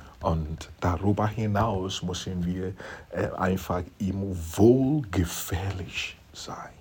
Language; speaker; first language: German; non-native, fluent; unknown